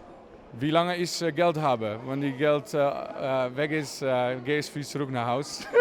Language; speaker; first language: German; non-native, learner; Dutch